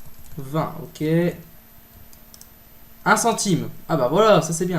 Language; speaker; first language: French; native; French